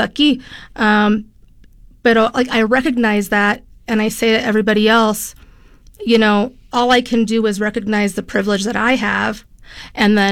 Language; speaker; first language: Spanish; early bilingual, heritage; Spanish